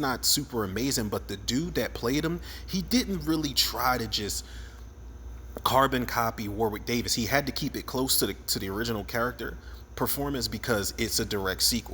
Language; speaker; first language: English; native; English